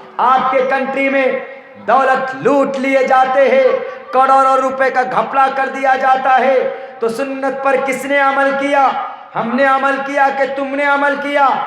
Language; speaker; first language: Urdu; native; Urdu